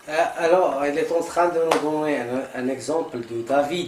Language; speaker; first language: French; non-native, local second language; Arabic